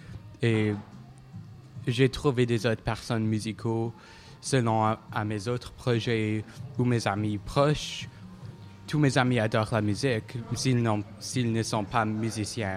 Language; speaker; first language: French; non-native, fluent; English